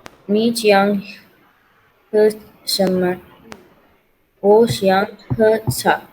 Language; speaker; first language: Chinese; non-native, learner; Tamil